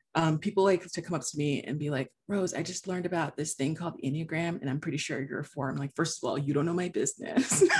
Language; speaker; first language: English; early bilingual, other home language; Haitian Creole